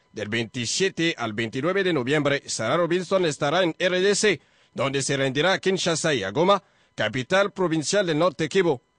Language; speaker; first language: Spanish; non-native, fluent; French